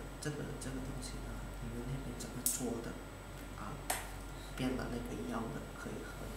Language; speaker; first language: Chinese; early bilingual, heritage; Indonesian